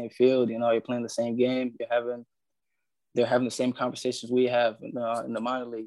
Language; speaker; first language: English; early bilingual, other home language; Spanish